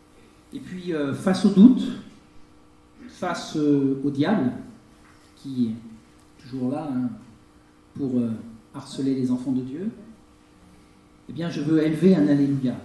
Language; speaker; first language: French; native; French